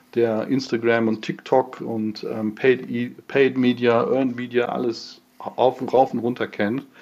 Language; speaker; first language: German; non-native, fluent; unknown